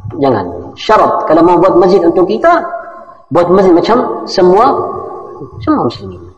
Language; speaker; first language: Malay; non-native, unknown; Arabic